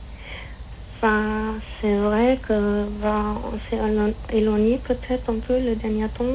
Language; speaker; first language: French; non-native, fluent; German